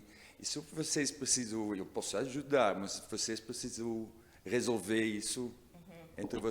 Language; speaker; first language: Portuguese; non-native, learner; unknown